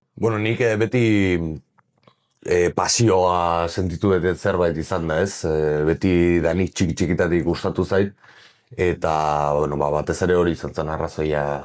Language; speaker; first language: Basque; native; Basque